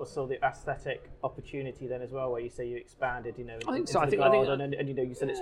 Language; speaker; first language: English; native; English